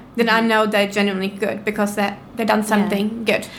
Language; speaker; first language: English; non-native, fluent; Norwegian